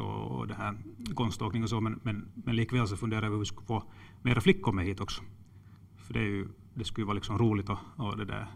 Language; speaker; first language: Swedish; non-native, local second language; Finnish